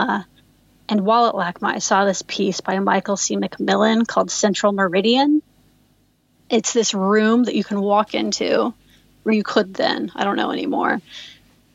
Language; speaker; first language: English; native; English